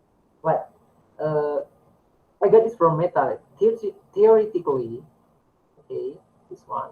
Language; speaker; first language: English; non-native, learner; Indonesian